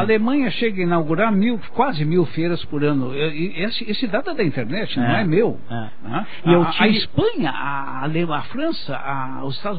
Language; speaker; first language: Portuguese; native; Portuguese